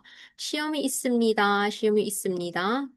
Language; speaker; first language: Korean; non-native, fluent; Burmese